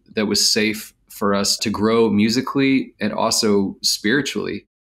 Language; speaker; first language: English; native; English